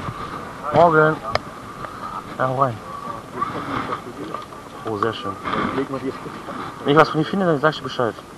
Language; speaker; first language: German; native; German